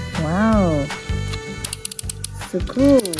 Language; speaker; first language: English; non-native, learner; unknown